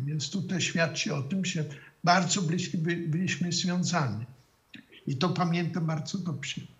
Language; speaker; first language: Polish; non-native, fluent; German